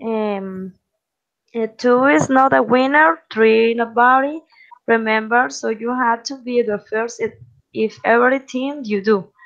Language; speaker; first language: English; non-native, learner; Spanish